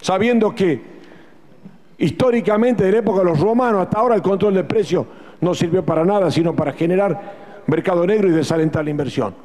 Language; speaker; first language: Spanish; native; Spanish